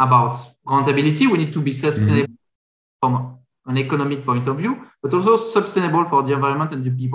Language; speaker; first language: English; non-native, fluent; French